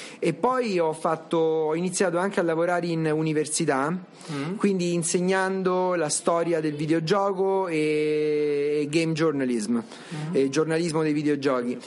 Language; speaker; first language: Italian; native; Italian